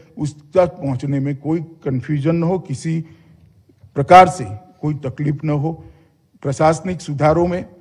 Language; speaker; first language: Hindi; non-native, local second language; Gujarati